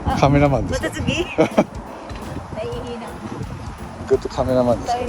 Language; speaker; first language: Japanese; non-native, learner; Filipino